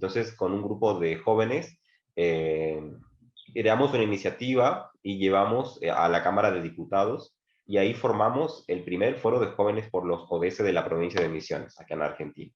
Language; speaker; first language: Spanish; native; Spanish